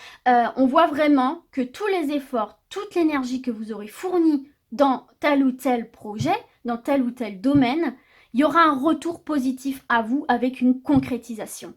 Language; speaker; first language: French; native; French